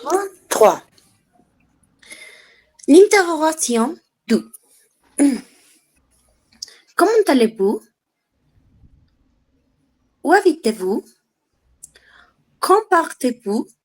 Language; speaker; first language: French; non-native, learner; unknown